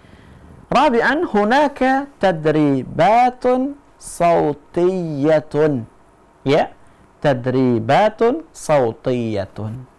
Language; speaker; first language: Arabic; non-native, fluent; Indonesian